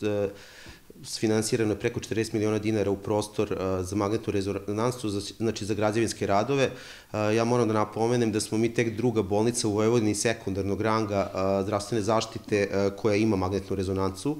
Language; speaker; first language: Serbian; native; Serbian